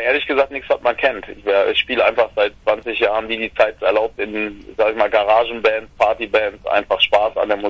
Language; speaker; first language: German; native; German